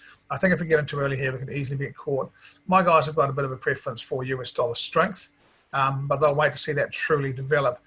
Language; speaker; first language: English; native; English